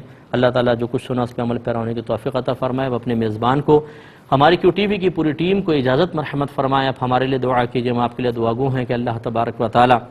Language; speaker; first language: Urdu; native; Urdu